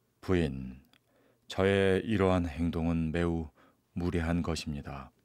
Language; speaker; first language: Korean; native; Korean